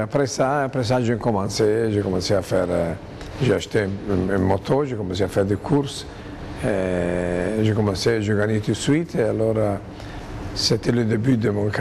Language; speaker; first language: French; non-native, fluent; Italian